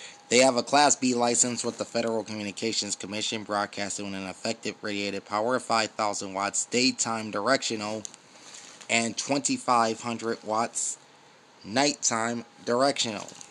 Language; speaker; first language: English; native; English